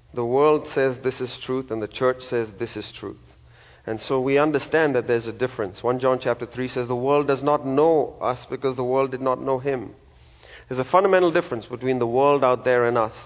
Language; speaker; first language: English; non-native, local second language; Malayalam